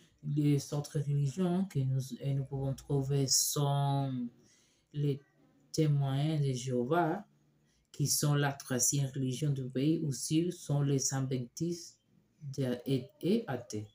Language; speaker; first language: French; non-native, learner; Spanish